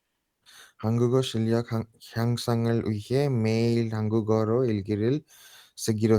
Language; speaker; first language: Korean; non-native, learner; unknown